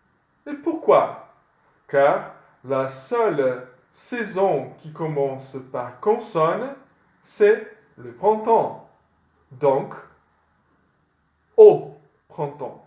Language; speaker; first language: French; non-native, fluent; Portuguese